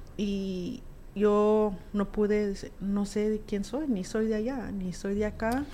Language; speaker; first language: Spanish; early bilingual, heritage; Spanish